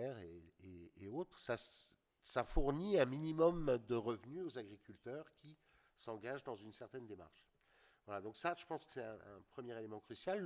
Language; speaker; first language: French; native; French